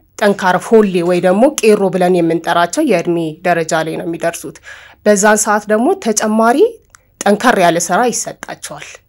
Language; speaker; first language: Amharic; non-native, local second language; Oromo